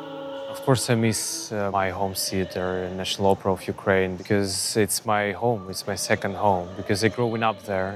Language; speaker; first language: English; non-native, fluent; Ukrainian